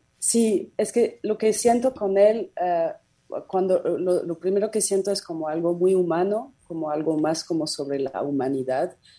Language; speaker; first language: Spanish; non-native, fluent; French